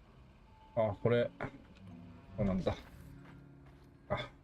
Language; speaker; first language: Japanese; native; Japanese